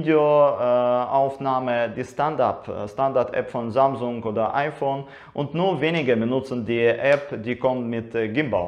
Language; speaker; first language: German; non-native, learner; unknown